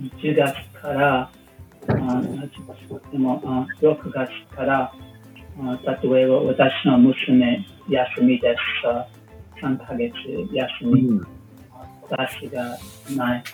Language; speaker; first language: Japanese; non-native, learner; English